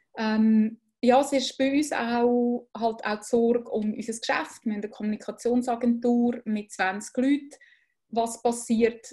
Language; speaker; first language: German; native; German